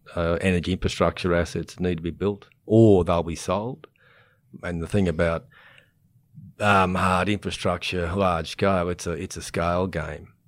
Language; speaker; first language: English; native; English